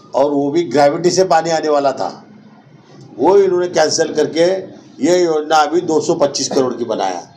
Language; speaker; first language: Hindi; non-native, local second language; Marathi